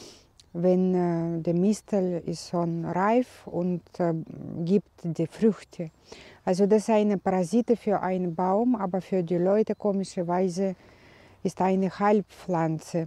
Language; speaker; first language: German; non-native, learner; Russian